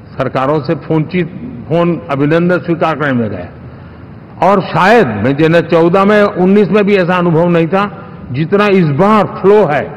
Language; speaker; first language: Hindi; non-native, local second language; Gujarati